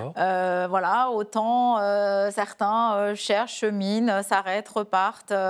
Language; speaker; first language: French; native; French